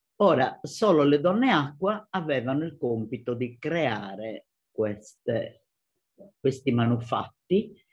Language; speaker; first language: Italian; native; Italian